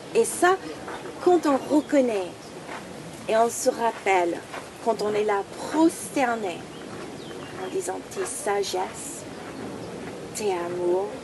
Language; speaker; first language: French; non-native, fluent; English